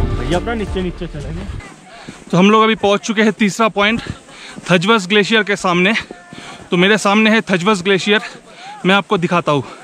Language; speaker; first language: Hindi; non-native, local second language; Bangla